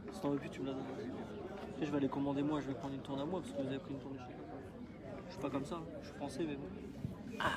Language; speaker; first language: French; native; French